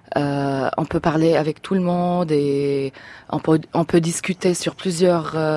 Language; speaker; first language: French; non-native, fluent; Arabic